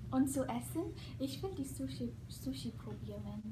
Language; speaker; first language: German; non-native, learner; English